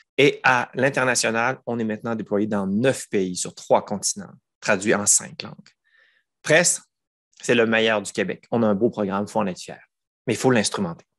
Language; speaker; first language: French; native; French